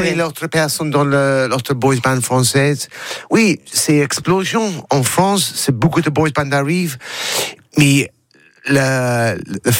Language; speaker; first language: French; non-native, learner; English